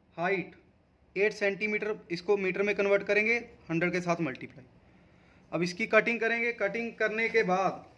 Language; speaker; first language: Hindi; non-native, local second language; Punjabi